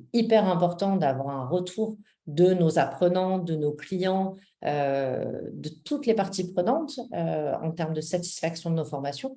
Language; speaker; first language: French; native; French